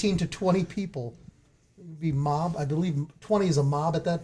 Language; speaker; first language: English; native; English